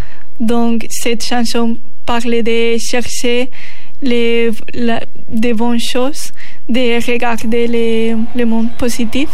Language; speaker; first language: French; non-native, learner; Spanish